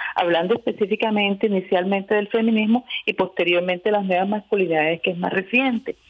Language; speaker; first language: Spanish; native; Spanish